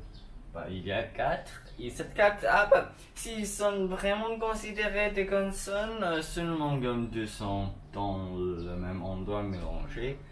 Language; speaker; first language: French; non-native, learner; Chinese